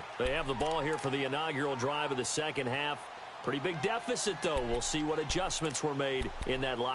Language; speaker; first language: English; native; English